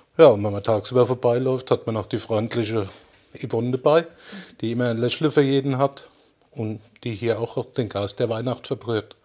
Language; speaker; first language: German; non-native, fluent; Portuguese